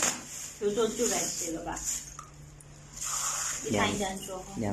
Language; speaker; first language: Chinese; native; Chinese